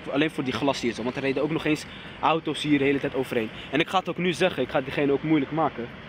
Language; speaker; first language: Dutch; early bilingual, other home language; Riffian